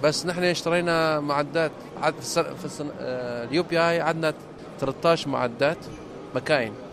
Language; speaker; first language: Arabic; non-native, fluent; Turkish